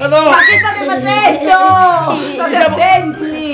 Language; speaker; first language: Italian; native; Italian